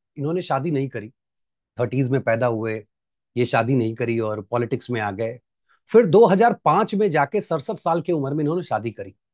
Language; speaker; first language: Hindi; native; Hindi